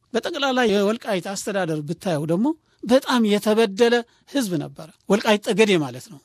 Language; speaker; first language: Amharic; non-native, local second language; Tigrinya